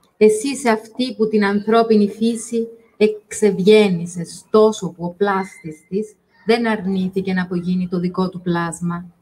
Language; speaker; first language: Greek; non-native, fluent; Italian